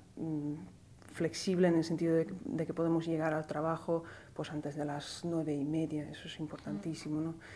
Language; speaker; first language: Spanish; non-native, fluent; Slovak